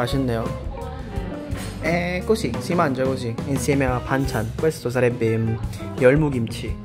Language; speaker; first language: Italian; non-native, fluent; Korean